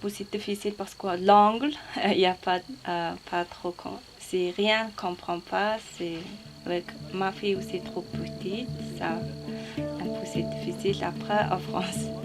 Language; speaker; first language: French; non-native, learner; Mongolian